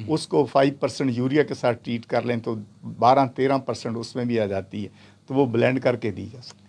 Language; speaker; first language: Urdu; non-native, local second language; Punjabi